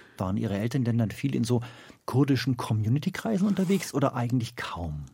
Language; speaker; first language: German; native; German